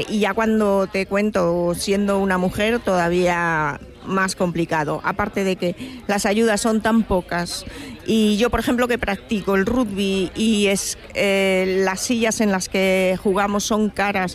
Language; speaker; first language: Spanish; native; Spanish